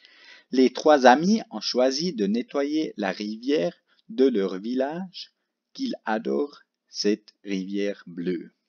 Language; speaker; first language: French; non-native, local second language; German